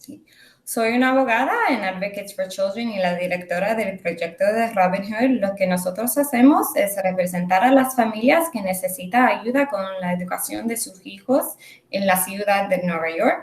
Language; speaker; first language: Spanish; early bilingual, heritage; English